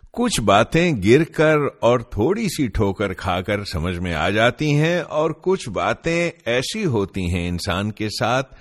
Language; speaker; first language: Urdu; non-native, local second language; Punjabi